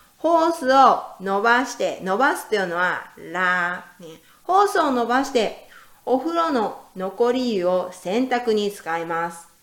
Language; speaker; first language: Japanese; native; Japanese